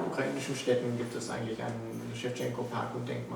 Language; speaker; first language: German; non-native, learner; Ukrainian